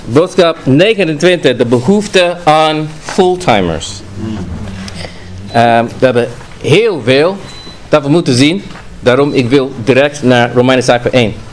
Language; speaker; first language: Dutch; non-native, fluent; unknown